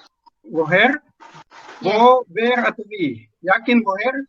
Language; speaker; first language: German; non-native, fluent; Indonesian